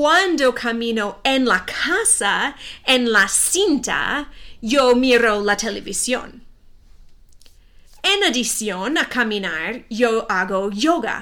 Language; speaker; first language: Spanish; non-native, fluent; English